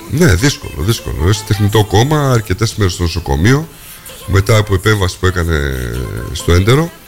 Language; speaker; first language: Greek; early bilingual, heritage; Greek